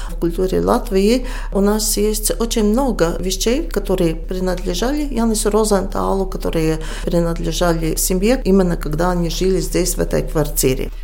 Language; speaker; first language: Russian; non-native, local second language; Latvian